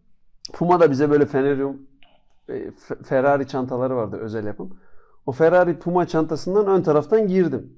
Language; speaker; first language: Turkish; native; Turkish